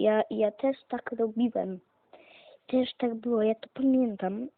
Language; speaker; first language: Polish; native; Polish